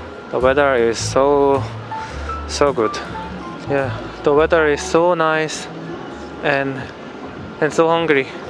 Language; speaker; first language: English; non-native, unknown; Korean